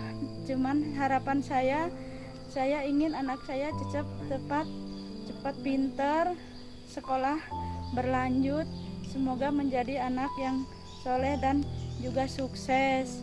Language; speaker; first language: Indonesian; non-native, local second language; Javanese